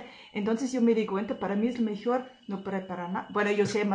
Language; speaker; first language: Spanish; non-native, fluent; German